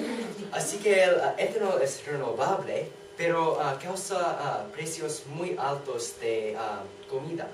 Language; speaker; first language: Spanish; non-native, learner; English